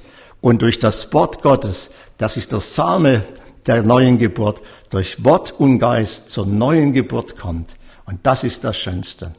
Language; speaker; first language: German; native; German